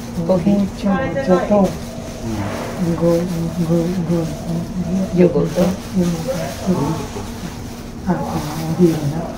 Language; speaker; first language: Japanese; non-native, learner; Filipino